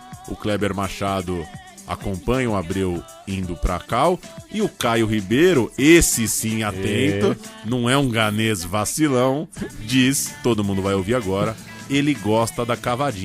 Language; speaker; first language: Portuguese; native; Portuguese